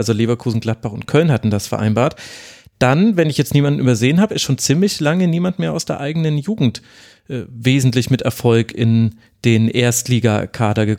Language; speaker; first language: German; native; German